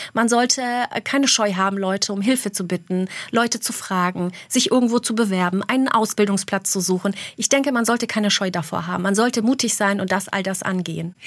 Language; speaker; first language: German; early bilingual, other home language; Albanian